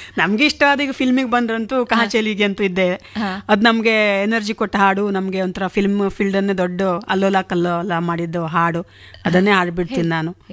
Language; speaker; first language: Kannada; non-native, local second language; Konkani